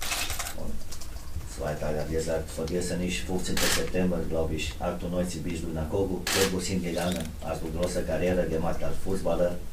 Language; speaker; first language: German; non-native, fluent; Romanian